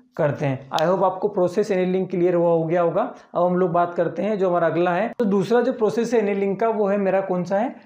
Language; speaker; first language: Hindi; native; Hindi